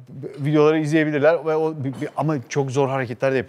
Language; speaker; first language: Turkish; native; Turkish